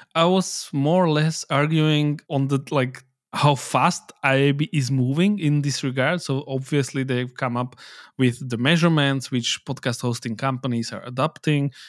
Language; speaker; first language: English; non-native, fluent; Slovak